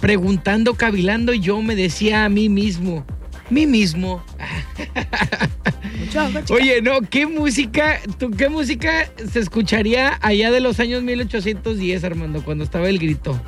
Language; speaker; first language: Spanish; native; Spanish